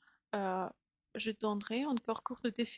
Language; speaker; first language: French; non-native, fluent; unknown